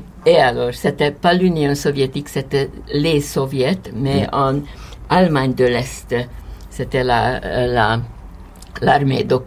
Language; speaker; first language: French; non-native, fluent; Hungarian